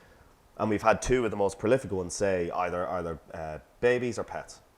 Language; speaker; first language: English; native; English